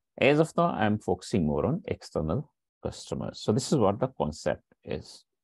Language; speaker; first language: English; non-native, local second language; Hindi